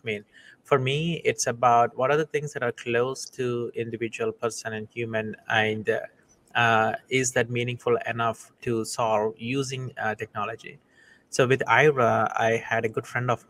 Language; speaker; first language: English; non-native, local second language; Telugu